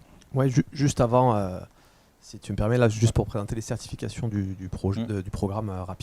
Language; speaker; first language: French; native; French